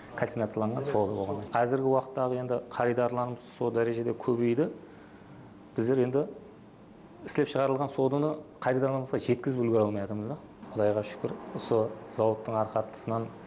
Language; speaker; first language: Uzbek; non-native, local second language; Kara-Kalpak